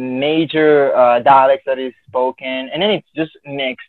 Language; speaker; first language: English; non-native, fluent; Filipino